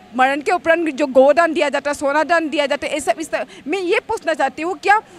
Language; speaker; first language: Hindi; non-native, local second language; Assamese